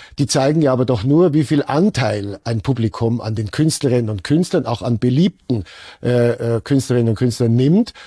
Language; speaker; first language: German; native; German